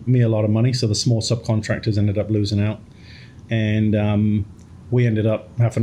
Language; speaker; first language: English; native; English